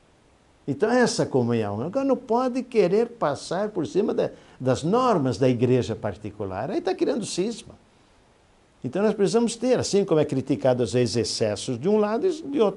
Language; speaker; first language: Portuguese; native; Portuguese